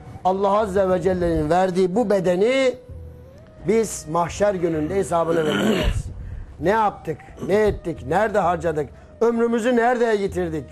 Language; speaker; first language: Turkish; native; Turkish